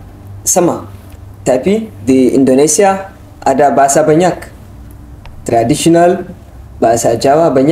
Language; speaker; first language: Indonesian; non-native, learner; Hausa